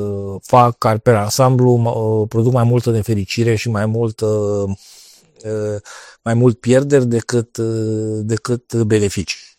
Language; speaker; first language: Romanian; native; Romanian